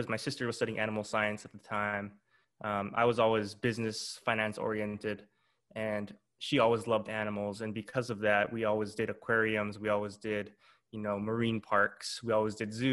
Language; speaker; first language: English; native; English